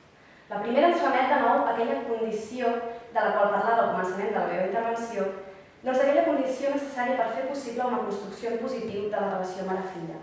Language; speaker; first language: Catalan; native; Catalan